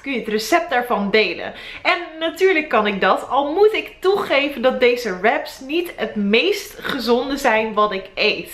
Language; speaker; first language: Dutch; native; Dutch